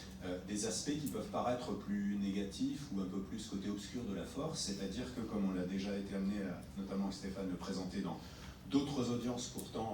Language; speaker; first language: French; native; French